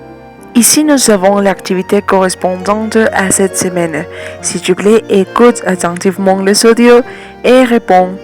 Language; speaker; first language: French; non-native, fluent; Spanish